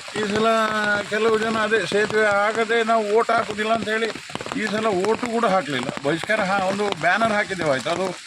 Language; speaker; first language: Kannada; native; Kannada